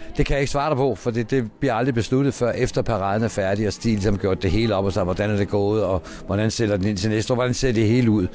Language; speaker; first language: Danish; native; Danish